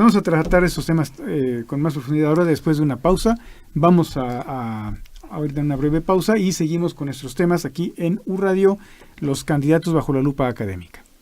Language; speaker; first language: Spanish; native; Spanish